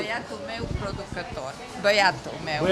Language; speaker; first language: Romanian; non-native, local second language; Hungarian